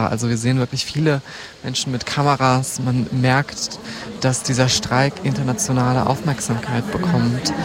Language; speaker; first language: German; native; German